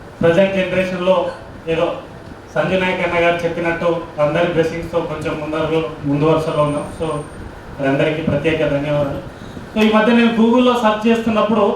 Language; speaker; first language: Telugu; non-native, local second language; Lambadi